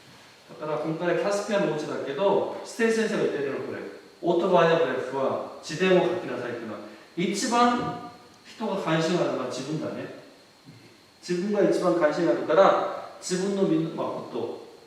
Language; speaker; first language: Japanese; non-native, fluent; Korean